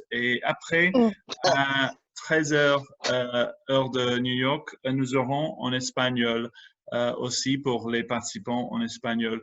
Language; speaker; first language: French; non-native, fluent; English